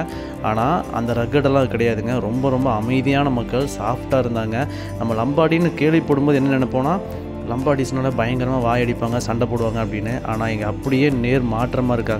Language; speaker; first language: Tamil; native; Tamil